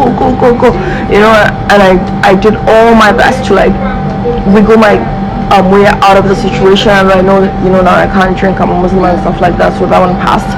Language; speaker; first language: English; non-native, local second language; Hausa